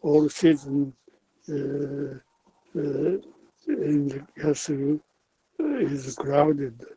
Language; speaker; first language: English; non-native, learner; Japanese